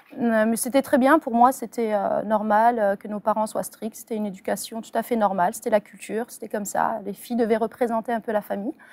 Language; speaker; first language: French; early bilingual, other home language; Arabic